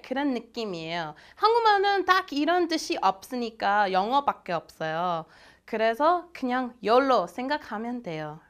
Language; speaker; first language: Korean; non-native, fluent; English